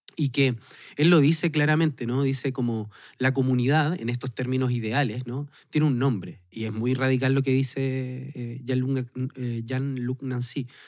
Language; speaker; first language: Spanish; native; Spanish